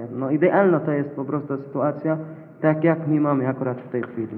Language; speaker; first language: Polish; non-native, learner; Arabic